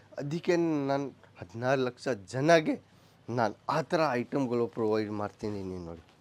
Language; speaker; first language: Kannada; non-native, local second language; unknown